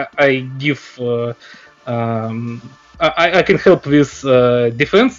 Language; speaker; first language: English; non-native, learner; Russian